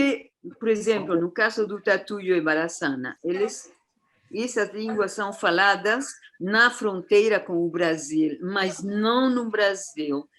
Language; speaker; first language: Portuguese; non-native, fluent; Spanish